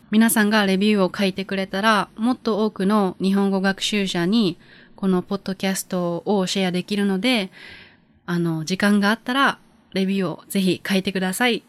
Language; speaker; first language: Japanese; native; Japanese